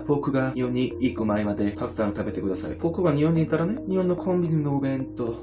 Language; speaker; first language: Japanese; non-native, learner; Korean